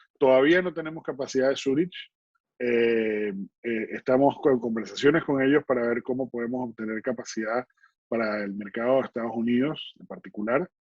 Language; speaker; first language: Spanish; native; Spanish